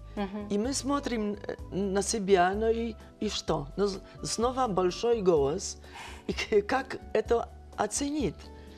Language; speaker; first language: Russian; non-native, fluent; Polish